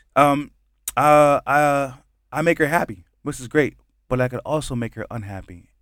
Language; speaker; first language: English; early bilingual, other home language; Haitian Creole